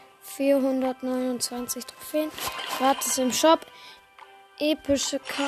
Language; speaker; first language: German; native; German